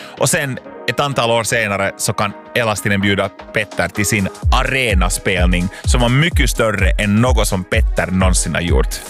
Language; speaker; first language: Swedish; native; Swedish